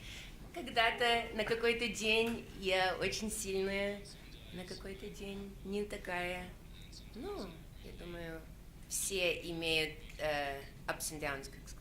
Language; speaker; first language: Russian; early bilingual, heritage; Russian